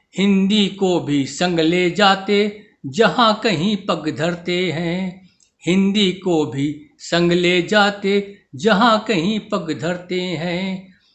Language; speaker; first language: Hindi; native; Hindi